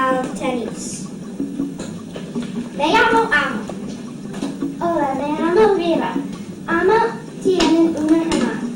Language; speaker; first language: Spanish; non-native, learner; English